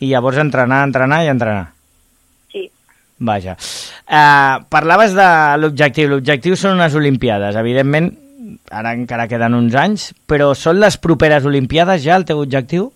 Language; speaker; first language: Catalan; native; Catalan